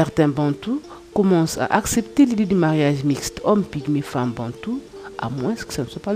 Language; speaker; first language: French; non-native, local second language; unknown